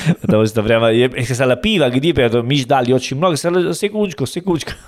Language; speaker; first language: Russian; non-native, learner; Italian